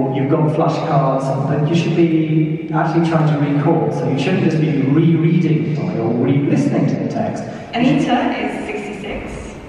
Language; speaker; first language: English; native; English